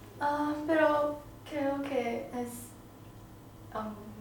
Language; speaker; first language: Spanish; non-native, learner; Chinese